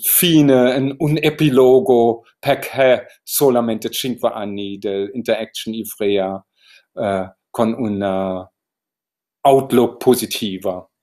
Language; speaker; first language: Italian; non-native, learner; German